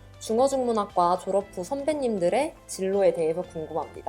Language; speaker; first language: Korean; native; Korean